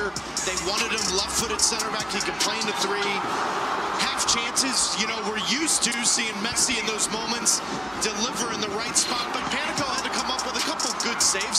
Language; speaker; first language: English; native; English